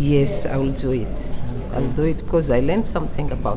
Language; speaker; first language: English; non-native, learner; Portuguese